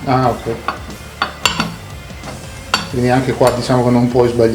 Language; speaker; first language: Italian; native; Italian